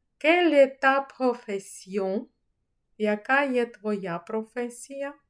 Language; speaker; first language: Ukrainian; native; Ukrainian